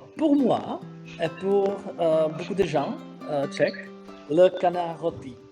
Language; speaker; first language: French; non-native, fluent; Czech